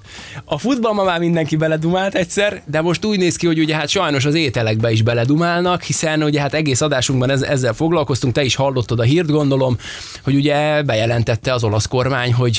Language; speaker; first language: Hungarian; native; Hungarian